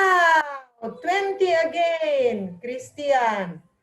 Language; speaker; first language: English; non-native, learner; Indonesian